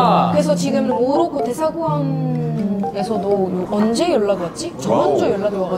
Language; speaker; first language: Korean; non-native, fluent; Arabic